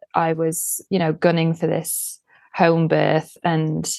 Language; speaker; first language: English; native; English